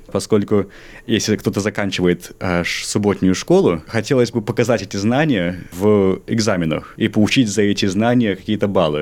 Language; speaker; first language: Russian; early bilingual, heritage; Russian